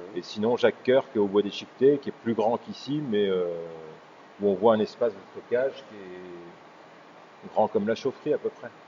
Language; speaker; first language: French; native; French